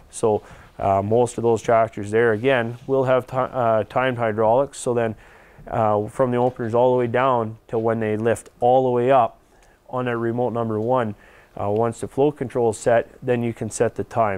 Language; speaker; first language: English; native; English